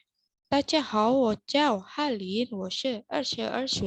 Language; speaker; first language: Chinese; non-native, learner; Indonesian